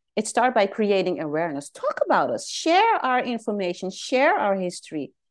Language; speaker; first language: English; non-native, fluent; Dutch